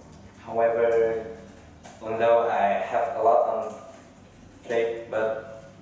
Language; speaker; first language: English; non-native, learner; Vietnamese